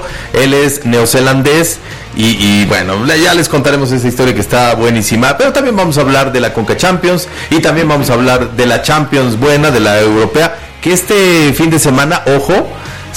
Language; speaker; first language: Spanish; native; Spanish